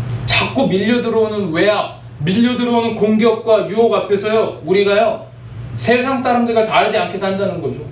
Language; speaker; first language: Korean; native; Korean